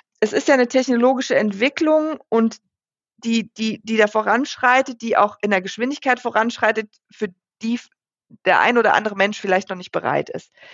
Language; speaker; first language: German; native; German